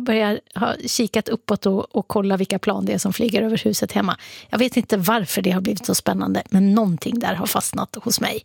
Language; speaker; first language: Swedish; native; Swedish